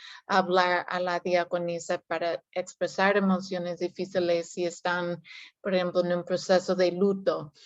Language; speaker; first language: Spanish; non-native, fluent; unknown